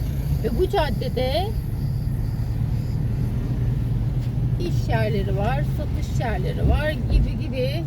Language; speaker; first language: Turkish; native; Turkish